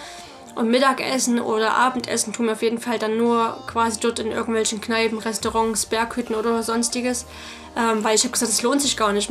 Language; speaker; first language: German; native; German